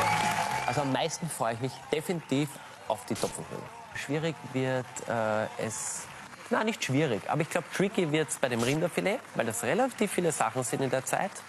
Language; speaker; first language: German; native; German